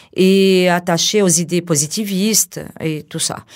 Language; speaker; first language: French; non-native, fluent; Portuguese